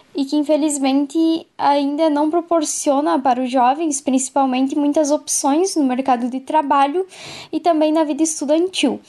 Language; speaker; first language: Portuguese; native; Portuguese